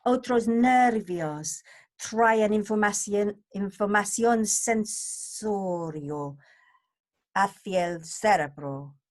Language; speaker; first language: Spanish; non-native, learner; English